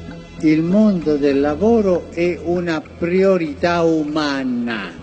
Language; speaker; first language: Italian; non-native, fluent; Spanish